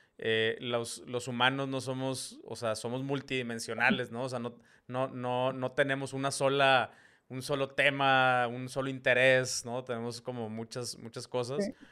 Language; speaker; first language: Spanish; native; Spanish